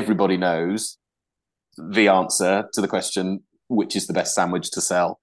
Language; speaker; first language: English; native; English